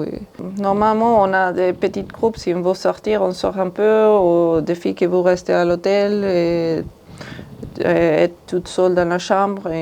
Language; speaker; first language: French; non-native, fluent; Spanish